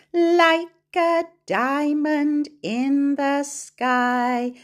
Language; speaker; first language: English; native; English